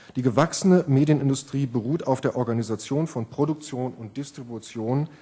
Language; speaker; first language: German; native; German